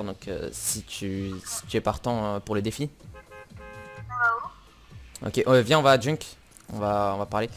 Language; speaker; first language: French; native; French